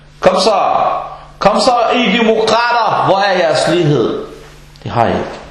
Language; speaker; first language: Danish; early bilingual, other home language; Arabic